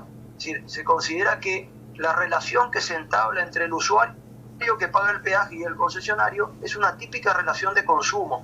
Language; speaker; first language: Spanish; native; Spanish